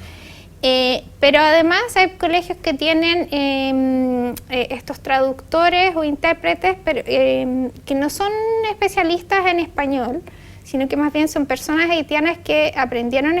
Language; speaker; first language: Spanish; native; Spanish